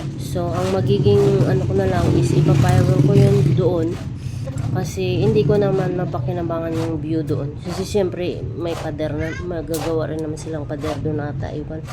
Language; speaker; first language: Filipino; non-native, local second language; Cebuano